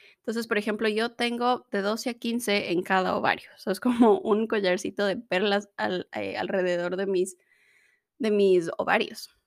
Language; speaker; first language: Spanish; native; Spanish